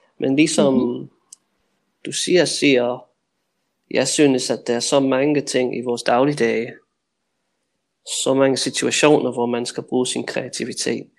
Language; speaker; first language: Danish; non-native, fluent; English